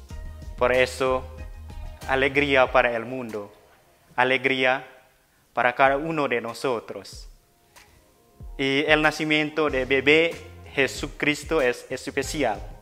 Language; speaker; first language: Spanish; non-native, fluent; Indonesian